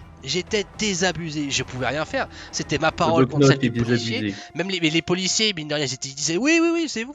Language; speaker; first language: French; native; French